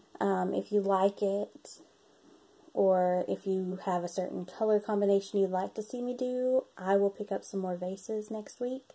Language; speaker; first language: English; native; English